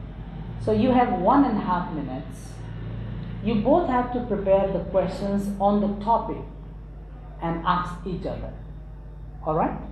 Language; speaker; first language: English; non-native, local second language; Nepali